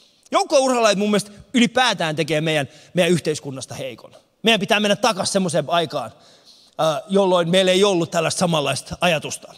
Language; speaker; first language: Finnish; non-native, fluent; Persian